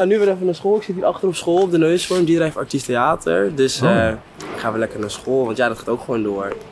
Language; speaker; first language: Dutch; native; Dutch